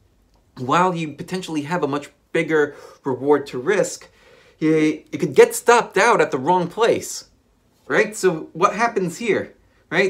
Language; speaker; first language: English; native; English